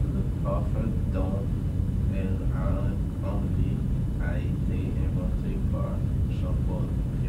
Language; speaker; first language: French; non-native, learner; English